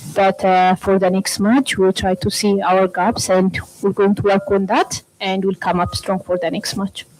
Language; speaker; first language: English; non-native, local second language; Amharic